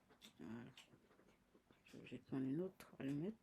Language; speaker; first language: French; native; French